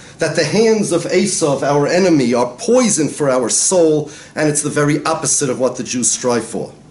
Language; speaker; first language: English; native; English